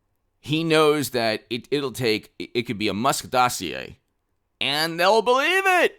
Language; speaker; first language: English; native; English